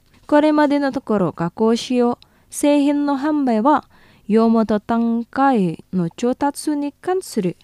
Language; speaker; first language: Japanese; non-native, fluent; Indonesian